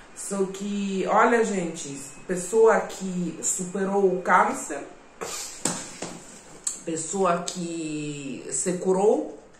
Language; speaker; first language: Portuguese; non-native, fluent; Ukrainian